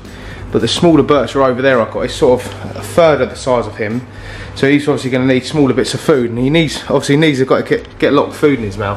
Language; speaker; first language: English; native; English